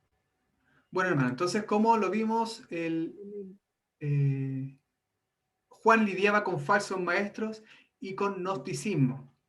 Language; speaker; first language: Spanish; native; Spanish